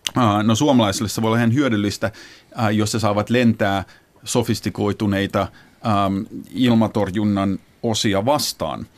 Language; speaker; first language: Finnish; early bilingual, heritage; Finnish